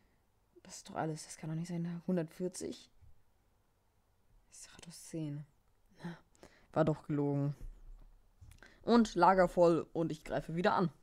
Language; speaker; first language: German; native; German